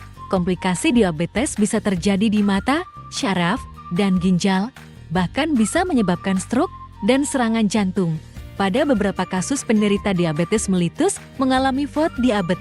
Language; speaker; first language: Indonesian; native; Indonesian